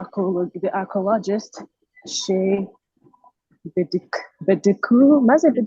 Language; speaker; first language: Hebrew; non-native, learner; English